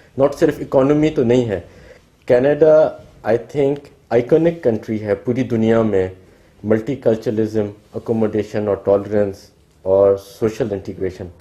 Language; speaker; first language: Urdu; non-native, local second language; Baluchi